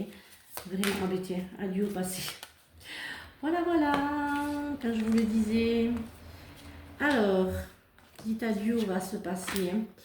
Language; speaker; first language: French; native; French